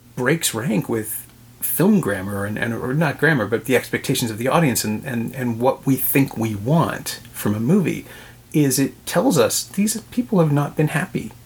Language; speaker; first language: English; native; English